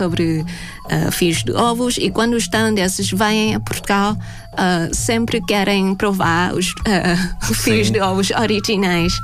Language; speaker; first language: Portuguese; non-native, fluent; Thai